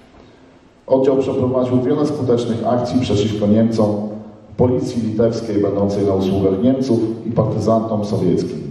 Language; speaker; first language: Polish; native; Polish